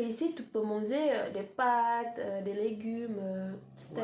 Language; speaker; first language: French; non-native, fluent; Indonesian